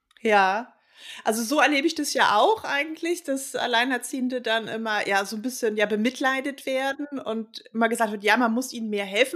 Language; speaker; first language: German; native; German